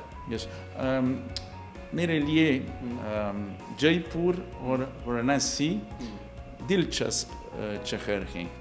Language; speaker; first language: Hindi; non-native, learner; Portuguese